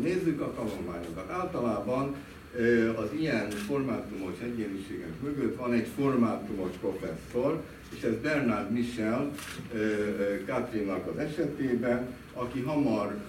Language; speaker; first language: Hungarian; native; Hungarian